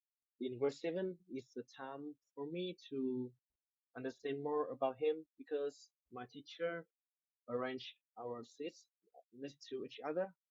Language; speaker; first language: English; non-native, learner; Vietnamese